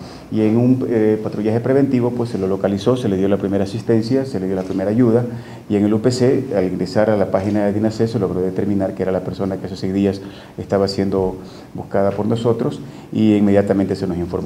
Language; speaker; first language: Spanish; native; Spanish